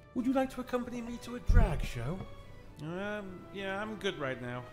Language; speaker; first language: English; native; English